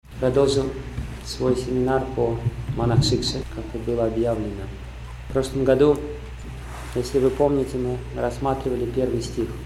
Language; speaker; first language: Russian; native; Russian